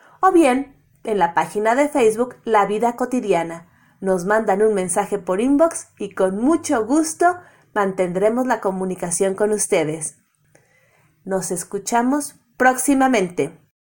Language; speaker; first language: Spanish; native; Spanish